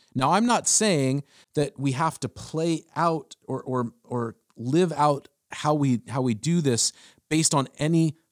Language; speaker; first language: English; early bilingual, other home language; German